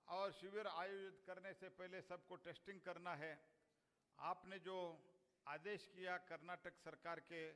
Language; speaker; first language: Hindi; non-native, local second language; Kannada